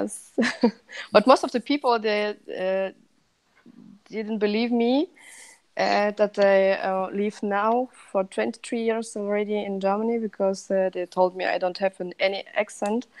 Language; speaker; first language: English; non-native, fluent; Russian